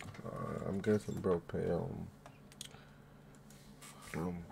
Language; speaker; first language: English; native; English